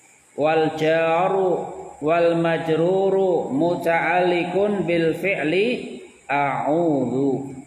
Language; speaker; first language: Arabic; non-native, fluent; Indonesian